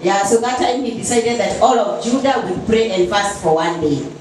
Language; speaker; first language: English; non-native, fluent; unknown